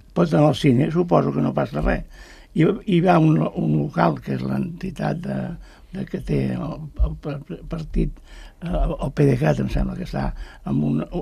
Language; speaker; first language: Catalan; native; Catalan